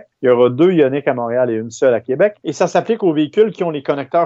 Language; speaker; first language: French; native; French